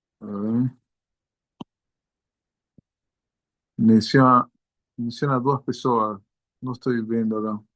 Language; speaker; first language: Portuguese; non-native, learner; Spanish